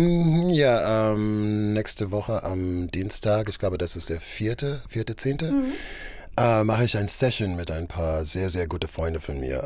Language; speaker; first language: German; non-native, fluent; English